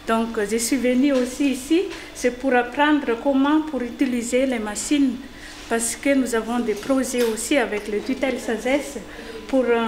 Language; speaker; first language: French; non-native, local second language; Malagasy